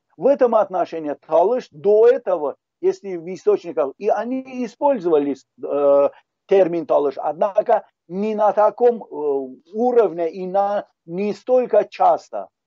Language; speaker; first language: Russian; non-native, local second language; Talysh